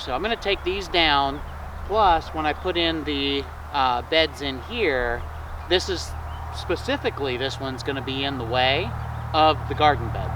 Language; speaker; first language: English; native; English